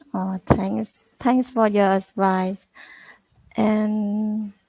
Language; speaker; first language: English; non-native, learner; Vietnamese